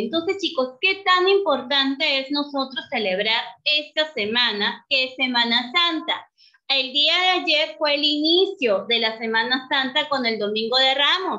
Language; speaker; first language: Spanish; native; Spanish